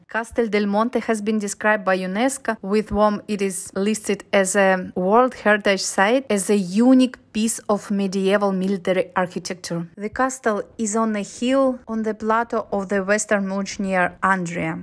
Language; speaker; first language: English; non-native, learner; Russian